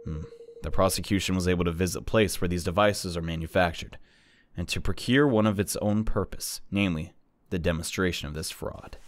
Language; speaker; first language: English; native; English